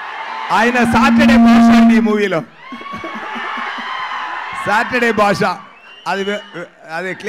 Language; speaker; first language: Telugu; non-native, learner; Tamil